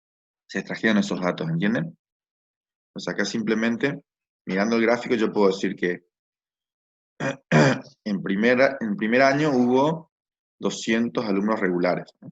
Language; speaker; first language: Spanish; native; Spanish